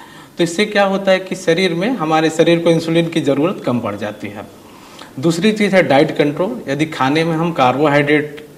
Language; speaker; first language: Hindi; native; Hindi